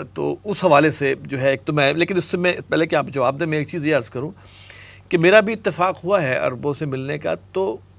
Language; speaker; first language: Urdu; native; Urdu